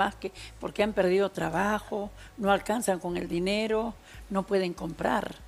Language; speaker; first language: Spanish; native; Spanish